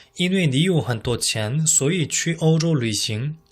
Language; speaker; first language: Chinese; non-native, fluent; Korean